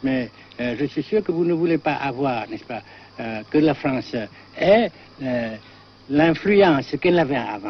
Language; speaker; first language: French; non-native, local second language; Vietnamese